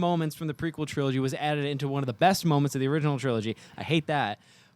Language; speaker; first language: English; native; English